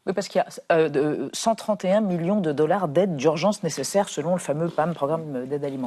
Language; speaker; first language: French; native; French